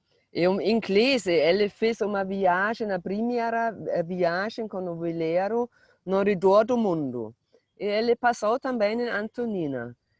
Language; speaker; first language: Portuguese; non-native, fluent; German